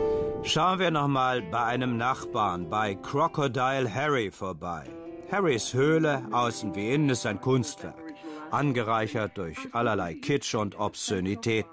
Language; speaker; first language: German; native; German